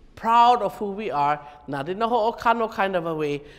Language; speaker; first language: English; native; English